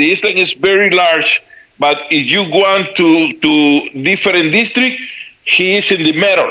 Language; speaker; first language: English; non-native, learner; Spanish